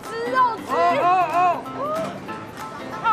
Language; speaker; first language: Chinese; native; Chinese